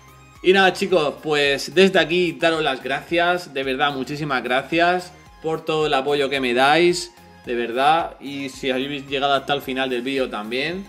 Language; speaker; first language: Spanish; native; Spanish